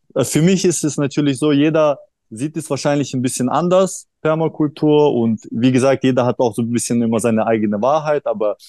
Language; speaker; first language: German; early bilingual, other home language; Russian